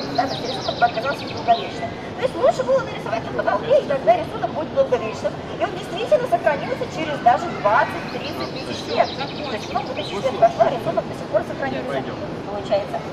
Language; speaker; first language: Russian; native; Russian